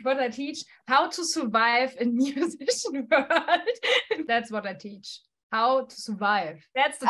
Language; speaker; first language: English; non-native, fluent; German